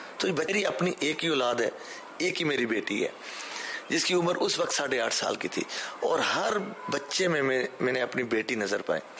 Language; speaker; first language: Urdu; early bilingual, heritage; Urdu